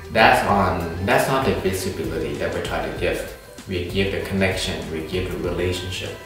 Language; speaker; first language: English; non-native, fluent; Thai